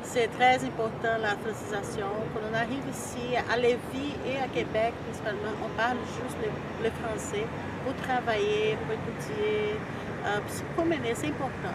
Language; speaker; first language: French; non-native, fluent; Portuguese